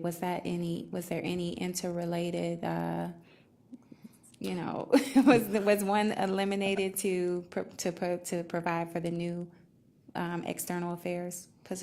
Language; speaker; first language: English; native; English